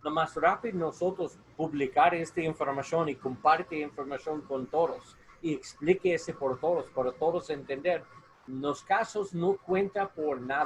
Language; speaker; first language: Spanish; non-native, learner; English